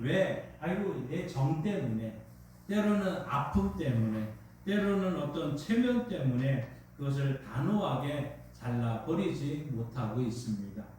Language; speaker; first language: Korean; native; Korean